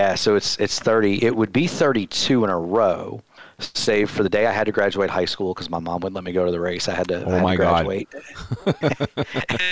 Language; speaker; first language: English; native; English